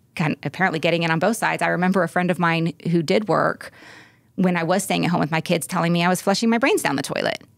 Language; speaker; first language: English; native; English